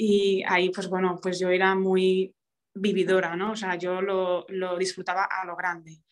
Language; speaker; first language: Spanish; early bilingual, other home language; Romanian